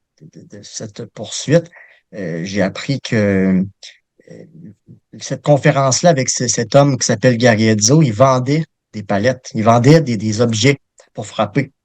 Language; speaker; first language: French; native; French